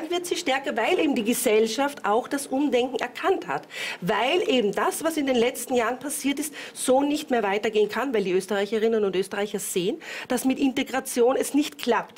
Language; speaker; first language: German; native; German